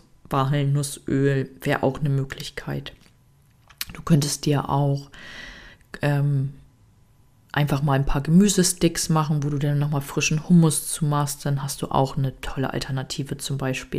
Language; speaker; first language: German; native; German